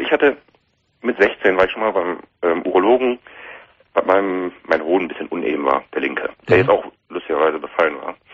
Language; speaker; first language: German; native; German